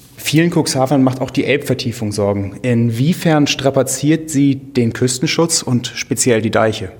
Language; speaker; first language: German; native; German